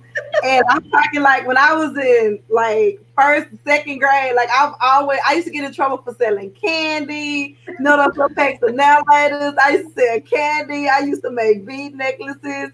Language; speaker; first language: English; native; English